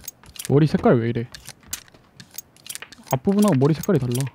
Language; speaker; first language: Korean; native; Korean